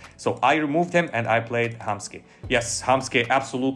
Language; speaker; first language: English; non-native, fluent; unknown